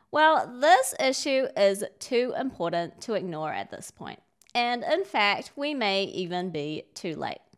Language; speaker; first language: English; native; English